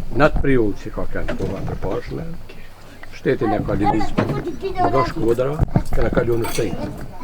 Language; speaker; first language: Albanian; native; Albanian